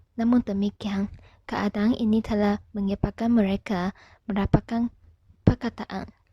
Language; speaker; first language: Malay; non-native, local second language; Chinese